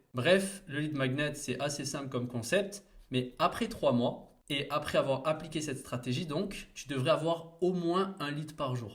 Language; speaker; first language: French; native; French